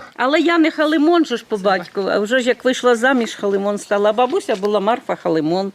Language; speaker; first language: Ukrainian; native; Ukrainian